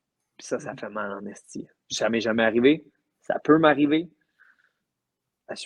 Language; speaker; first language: French; native; French